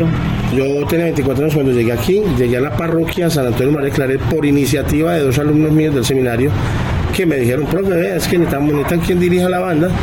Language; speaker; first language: Spanish; native; Spanish